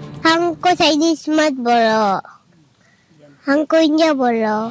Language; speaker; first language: Hindi; non-native, local second language; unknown